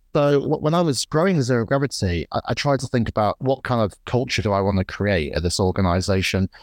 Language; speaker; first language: English; native; English